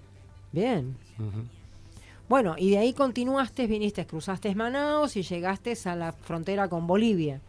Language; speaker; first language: Spanish; native; Spanish